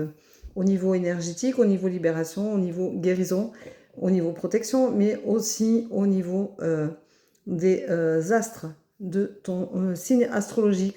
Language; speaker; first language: French; native; French